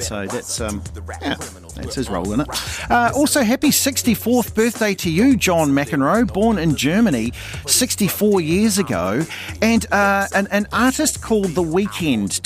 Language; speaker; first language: English; native; English